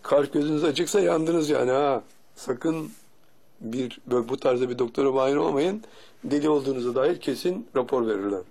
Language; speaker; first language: Turkish; native; Turkish